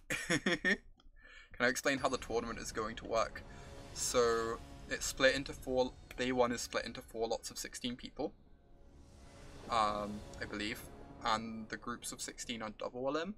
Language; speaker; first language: English; native; English